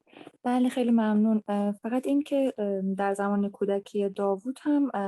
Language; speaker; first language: Persian; native; Persian